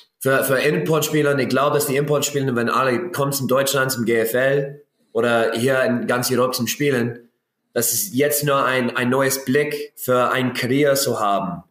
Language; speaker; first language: German; non-native, learner; English